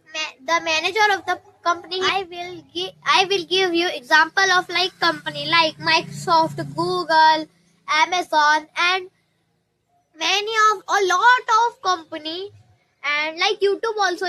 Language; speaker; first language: English; non-native, learner; Hindi